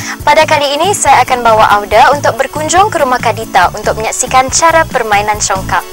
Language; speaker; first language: Malay; native; Malay